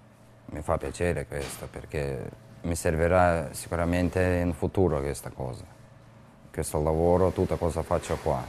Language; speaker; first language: Italian; non-native, learner; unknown